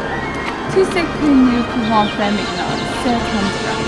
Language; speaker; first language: French; non-native, learner; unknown